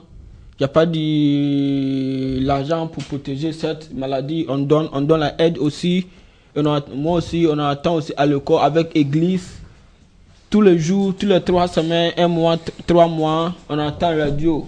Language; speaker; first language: French; non-native, learner; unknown